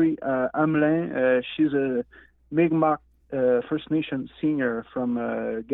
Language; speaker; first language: English; non-native, learner; Innu-aimun